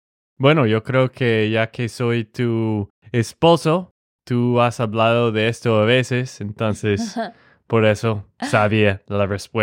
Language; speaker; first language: Spanish; non-native, fluent; English